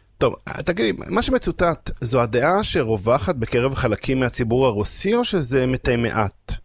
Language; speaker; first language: Hebrew; native; Hebrew